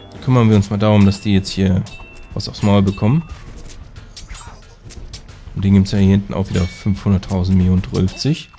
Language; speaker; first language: German; native; German